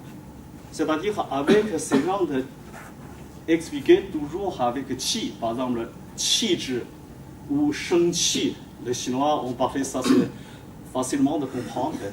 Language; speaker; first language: French; non-native, fluent; Chinese